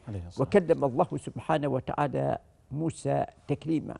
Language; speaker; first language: Arabic; native; Arabic